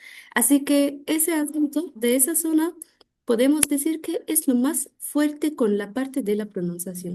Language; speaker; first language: Spanish; non-native, fluent; Arabic